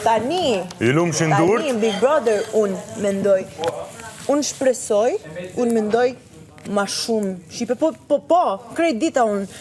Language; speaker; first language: Albanian; non-native, learner; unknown